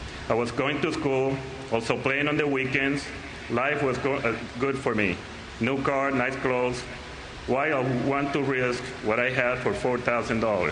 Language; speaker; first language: English; non-native, fluent; Spanish